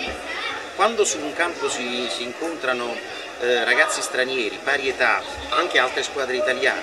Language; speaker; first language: Italian; native; Italian